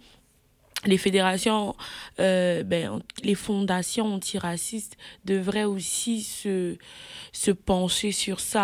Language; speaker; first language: French; native; French